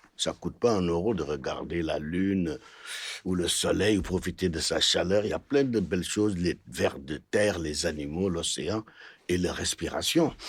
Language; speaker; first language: French; non-native, local second language; Wolof